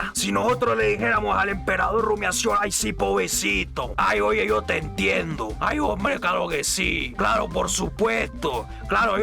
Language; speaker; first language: Spanish; native; Spanish